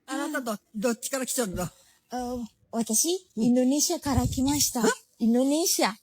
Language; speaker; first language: Japanese; non-native, learner; Indonesian